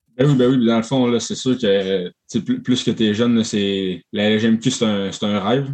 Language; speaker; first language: French; native; French